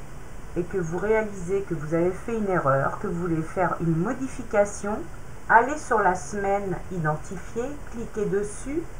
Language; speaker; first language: French; native; French